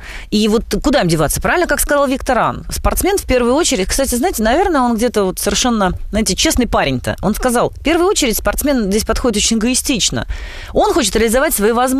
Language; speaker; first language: Russian; native; Russian